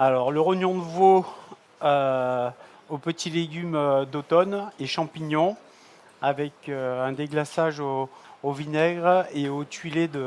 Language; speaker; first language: French; native; French